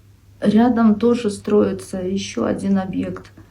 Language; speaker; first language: Russian; non-native, local second language; Kyrgyz